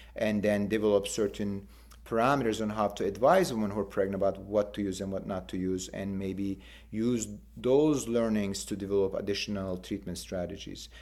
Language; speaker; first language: English; non-native, fluent; Turkish